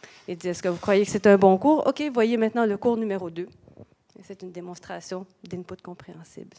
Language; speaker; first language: French; native; French